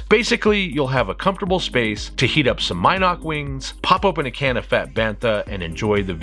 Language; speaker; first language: English; native; English